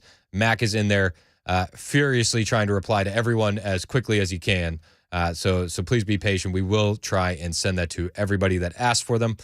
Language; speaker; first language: English; native; English